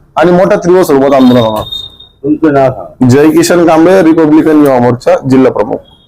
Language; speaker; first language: Marathi; native; Marathi